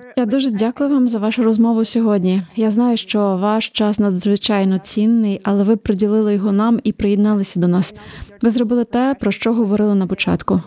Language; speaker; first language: Ukrainian; native; Ukrainian